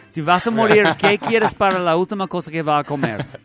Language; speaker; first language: Spanish; non-native, learner; English